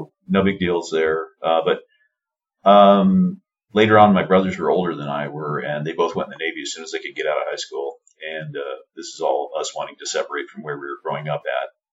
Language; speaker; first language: English; native; English